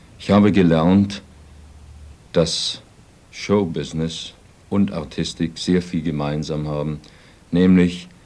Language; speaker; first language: German; native; German